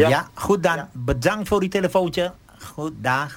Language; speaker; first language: Dutch; native; Dutch